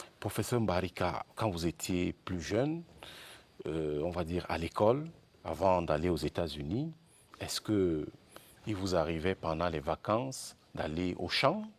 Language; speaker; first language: French; native; French